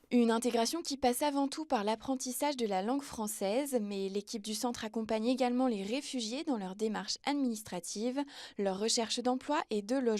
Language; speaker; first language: French; native; French